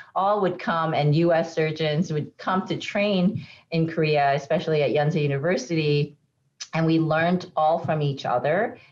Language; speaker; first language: English; native; English